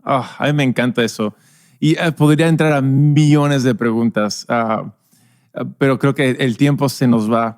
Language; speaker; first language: Spanish; non-native, local second language; English